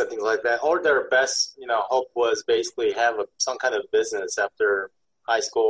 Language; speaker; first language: English; early bilingual, other home language; Korean